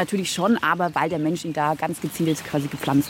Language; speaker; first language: German; native; German